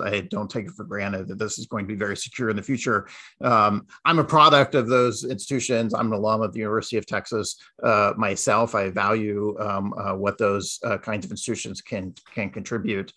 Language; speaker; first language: English; native; English